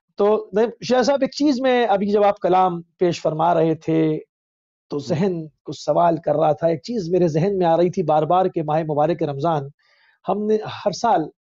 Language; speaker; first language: Urdu; native; Urdu